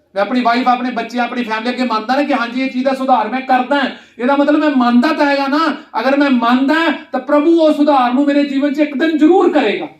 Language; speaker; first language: Hindi; non-native, local second language; Punjabi